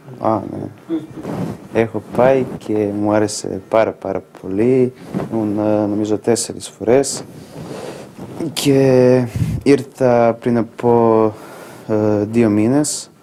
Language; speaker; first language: Greek; non-native, fluent; Bosnian